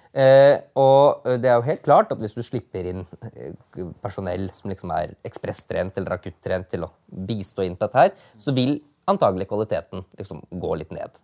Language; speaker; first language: Norwegian; native; Norwegian